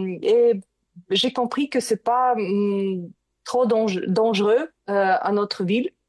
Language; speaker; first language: French; non-native, learner; Ukrainian